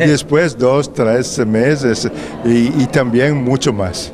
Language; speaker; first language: Spanish; non-native, fluent; Italian